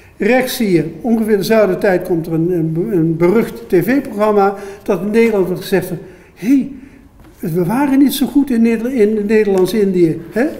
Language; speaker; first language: Dutch; native; Dutch